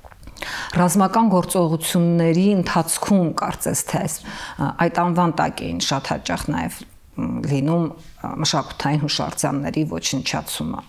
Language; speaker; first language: Armenian; native; Armenian